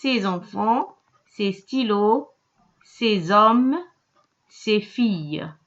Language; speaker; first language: French; non-native, local second language; Arabic